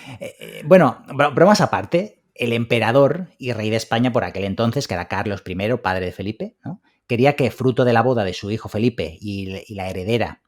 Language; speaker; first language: Spanish; native; Spanish